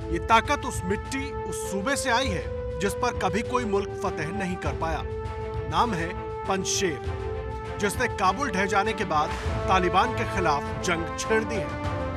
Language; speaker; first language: Hindi; native; Hindi